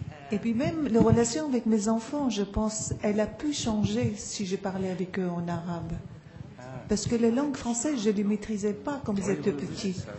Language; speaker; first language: French; non-native, fluent; Arabic